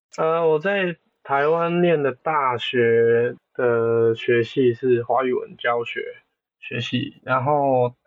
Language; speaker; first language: Chinese; non-native, local second language; Cantonese